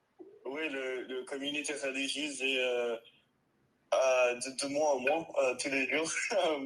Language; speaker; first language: French; non-native, learner; English